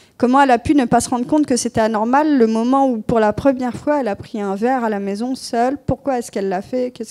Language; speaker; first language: French; native; French